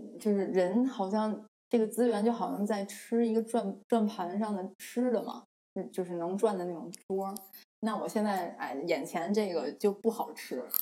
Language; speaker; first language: Chinese; native; Chinese